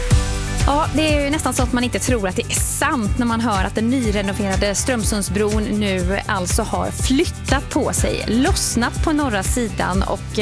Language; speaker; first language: Swedish; native; Swedish